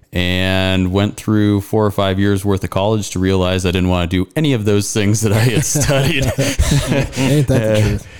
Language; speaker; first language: English; native; English